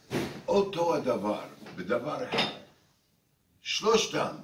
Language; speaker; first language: Hebrew; non-native, fluent; English